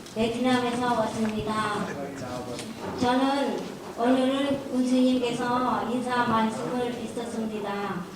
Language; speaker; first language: Korean; non-native, learner; Vietnamese